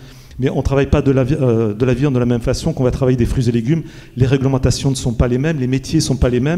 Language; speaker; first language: French; native; French